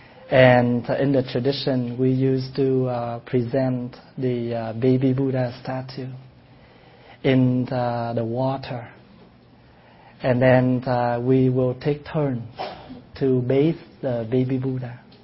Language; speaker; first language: English; non-native, fluent; Vietnamese